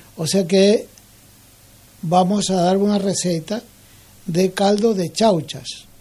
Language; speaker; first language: Galician; early bilingual, heritage; Galician